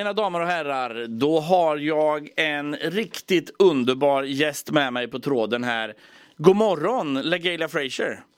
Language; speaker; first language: Swedish; native; Swedish